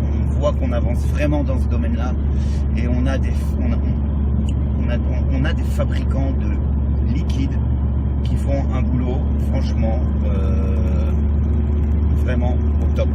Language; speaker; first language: French; native; French